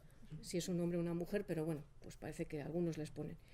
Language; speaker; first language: Spanish; native; Spanish